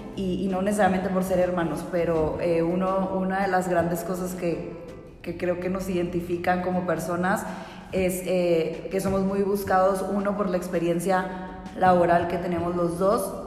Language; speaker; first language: Spanish; native; Spanish